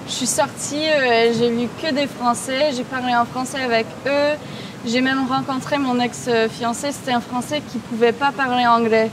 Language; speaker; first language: French; non-native, local second language; English